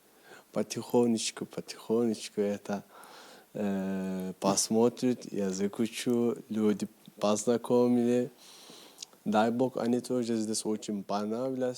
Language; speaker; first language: Russian; non-native, learner; Turkish